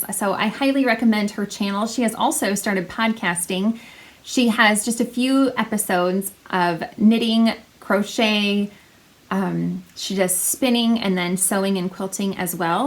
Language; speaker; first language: English; native; English